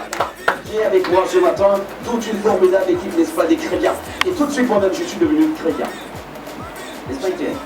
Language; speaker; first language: French; native; French